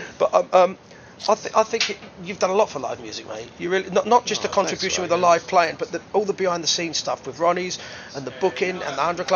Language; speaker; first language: English; native; English